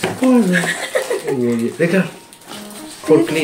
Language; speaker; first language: English; non-native, learner; Greek